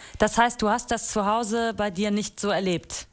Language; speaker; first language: German; native; German